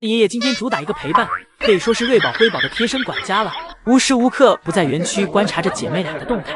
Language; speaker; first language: Chinese; native; Chinese